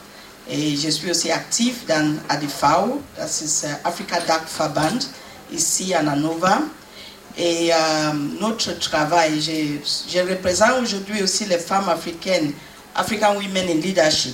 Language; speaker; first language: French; non-native, learner; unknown